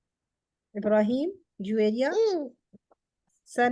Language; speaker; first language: Arabic; non-native, fluent; Urdu